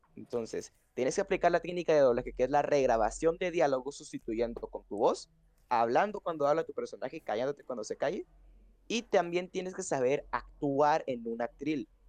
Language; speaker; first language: Spanish; native; Spanish